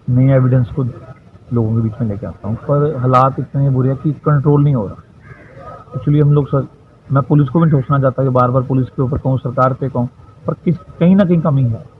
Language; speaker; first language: Hindi; non-native, local second language; Punjabi